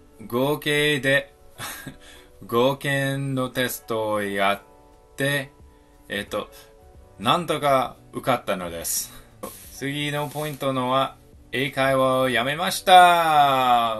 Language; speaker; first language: Japanese; non-native, learner; English